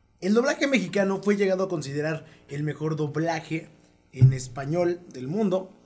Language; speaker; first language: Spanish; native; Spanish